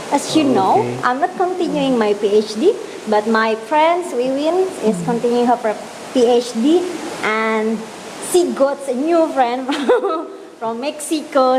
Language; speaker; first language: English; non-native, learner; Indonesian